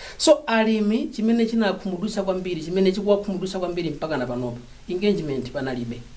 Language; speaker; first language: Nyanja; non-native, local second language; Tumbuka